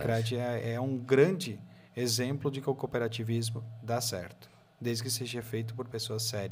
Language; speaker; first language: Portuguese; native; Portuguese